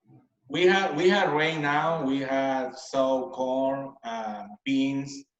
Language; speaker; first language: English; non-native, learner; Spanish